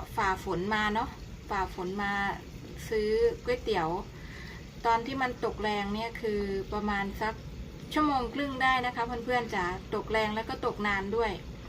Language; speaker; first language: Thai; native; Thai